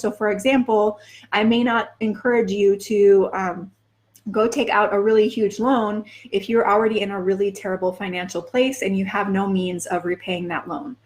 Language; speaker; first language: English; native; English